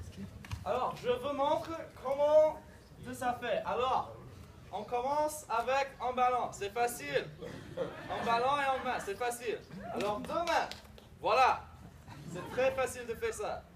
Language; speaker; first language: French; non-native, learner; English